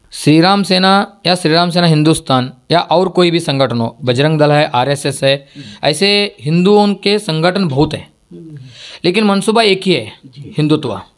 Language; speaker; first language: Hindi; non-native, local second language; Marathi